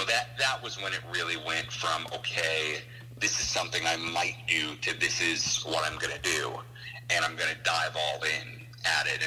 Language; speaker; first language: English; native; English